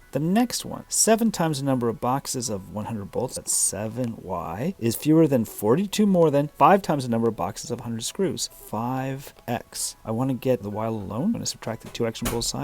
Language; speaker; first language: English; native; English